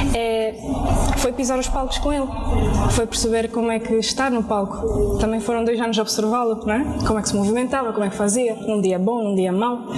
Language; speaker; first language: Portuguese; early bilingual, other home language; Spanish